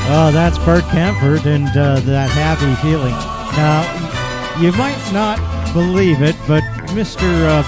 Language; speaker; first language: English; native; English